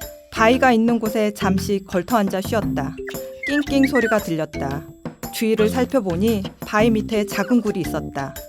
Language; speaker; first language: Korean; native; Korean